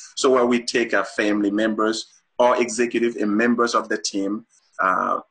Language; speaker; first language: English; non-native, fluent; Haitian Creole